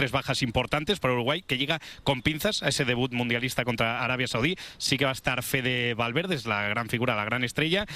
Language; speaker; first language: Spanish; native; Spanish